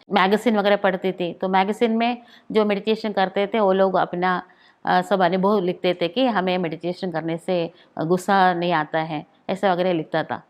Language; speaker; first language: Hindi; non-native, local second language; Malayalam